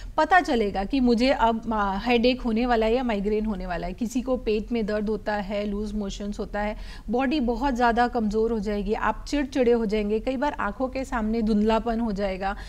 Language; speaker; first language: Hindi; native; Hindi